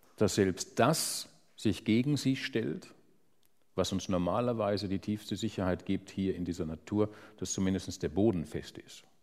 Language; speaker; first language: German; native; German